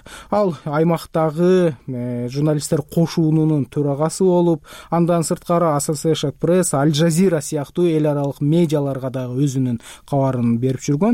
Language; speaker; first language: Kyrgyz; native; Kyrgyz